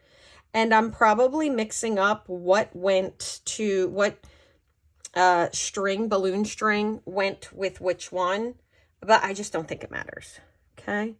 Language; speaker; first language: English; native; English